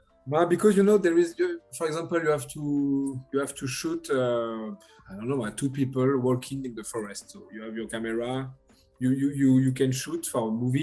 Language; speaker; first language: English; non-native, learner; French